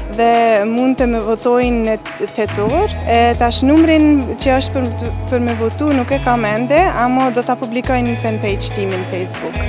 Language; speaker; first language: Albanian; early bilingual, heritage; Albanian